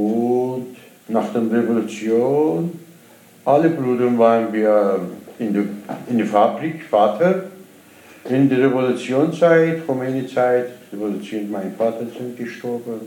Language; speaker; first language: German; non-native, learner; Persian